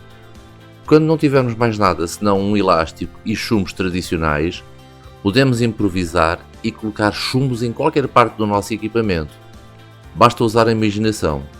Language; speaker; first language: Portuguese; native; Portuguese